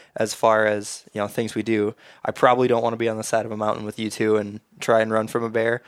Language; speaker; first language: English; native; English